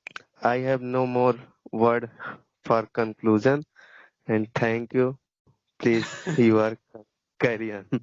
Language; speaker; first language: English; non-native, learner; Hindi